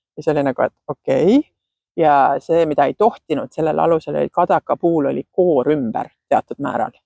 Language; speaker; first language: Estonian; native; Estonian